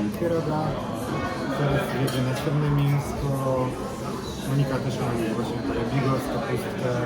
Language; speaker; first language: Polish; native; Polish